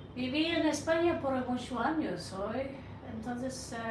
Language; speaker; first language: Spanish; non-native, learner; Norwegian